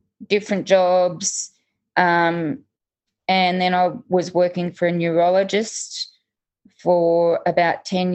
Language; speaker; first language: English; native; English